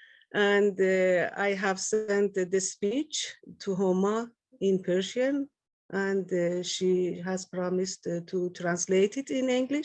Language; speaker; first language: English; non-native, learner; Persian